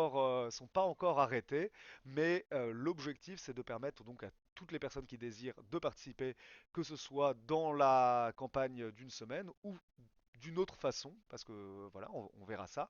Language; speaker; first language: French; native; French